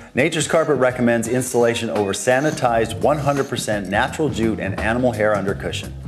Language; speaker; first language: English; native; English